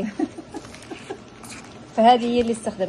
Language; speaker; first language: Arabic; native; Arabic